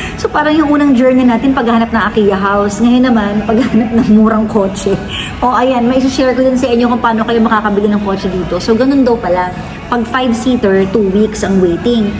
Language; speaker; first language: Filipino; native; Filipino